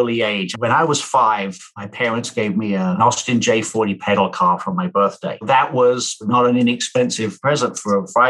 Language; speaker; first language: English; native; English